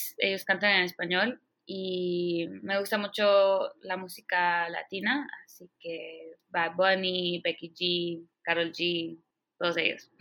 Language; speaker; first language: Spanish; early bilingual, heritage; Spanish